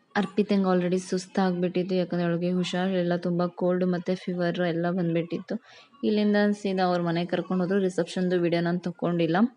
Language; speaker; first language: Kannada; non-native, local second language; Lambadi